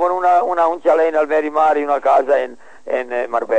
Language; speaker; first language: Spanish; non-native, learner; Serbian